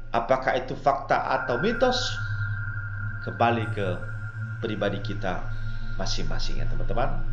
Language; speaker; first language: Indonesian; non-native, local second language; Nias